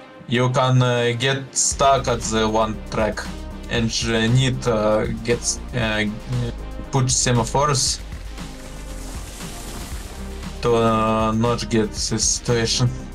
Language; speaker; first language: English; non-native, learner; Russian